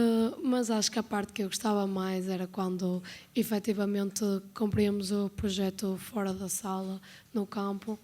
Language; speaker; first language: Portuguese; native; Portuguese